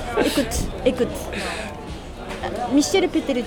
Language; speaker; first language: French; non-native, learner; Japanese